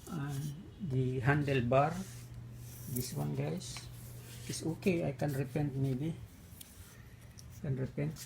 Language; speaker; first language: English; non-native, local second language; Filipino